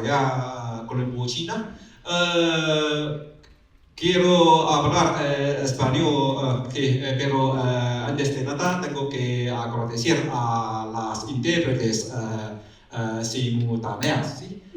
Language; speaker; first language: Spanish; non-native, learner; Chinese